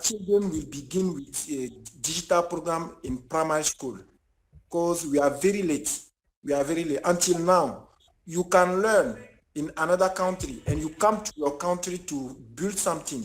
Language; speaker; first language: English; non-native, learner; French